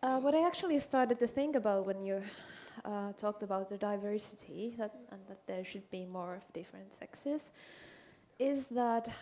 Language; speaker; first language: English; non-native, fluent; Finnish